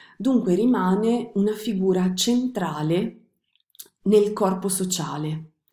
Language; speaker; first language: Italian; native; Italian